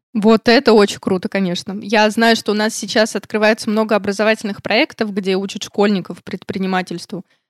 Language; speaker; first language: Russian; native; Russian